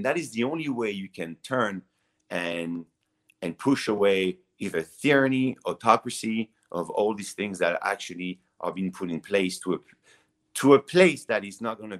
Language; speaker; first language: English; non-native, fluent; French